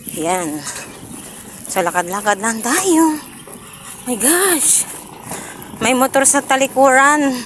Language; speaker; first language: Filipino; non-native, local second language; Cebuano